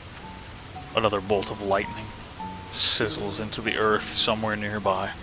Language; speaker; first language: English; native; English